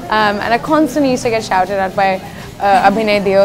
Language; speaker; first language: English; native; English